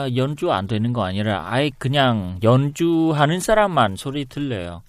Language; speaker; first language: Korean; non-native, fluent; Vietnamese